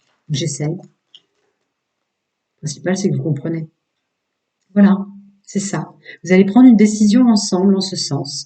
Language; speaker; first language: French; native; French